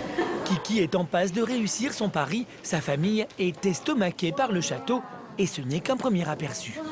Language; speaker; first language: French; native; French